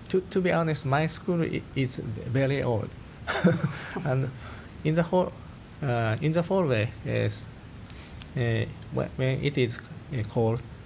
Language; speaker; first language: English; non-native, fluent; Japanese